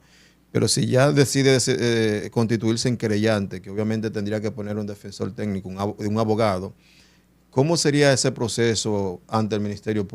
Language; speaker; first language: Spanish; native; Spanish